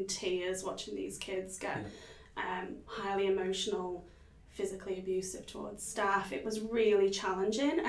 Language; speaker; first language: English; native; English